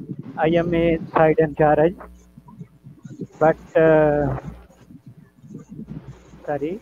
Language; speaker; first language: English; non-native, learner; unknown